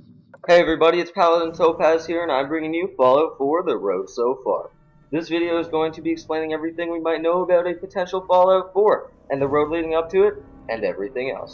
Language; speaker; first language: English; native; English